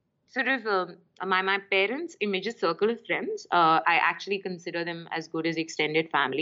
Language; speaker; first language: English; non-native, local second language; Urdu